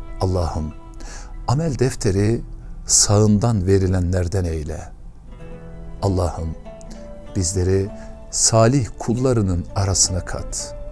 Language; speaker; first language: Turkish; native; Turkish